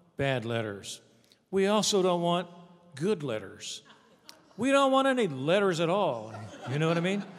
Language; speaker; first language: English; native; English